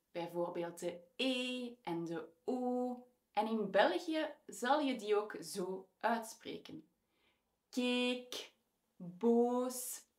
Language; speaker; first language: Dutch; native; Dutch